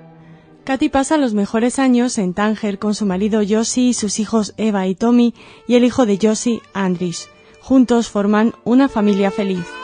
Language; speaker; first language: Spanish; native; Spanish